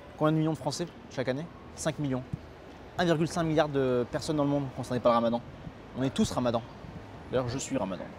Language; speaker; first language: French; native; French